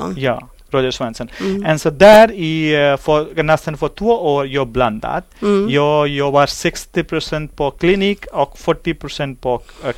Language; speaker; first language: Swedish; non-native, learner; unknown